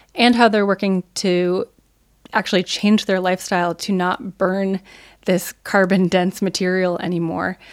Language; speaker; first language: English; native; English